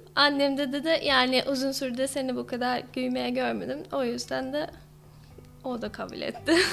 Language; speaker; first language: Turkish; non-native, fluent; English